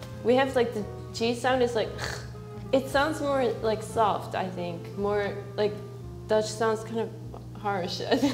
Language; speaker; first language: English; non-native, fluent; Dutch